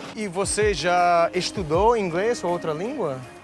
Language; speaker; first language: Portuguese; non-native, fluent; English